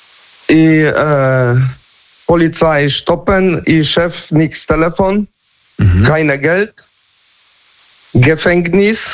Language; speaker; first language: German; non-native, learner; Polish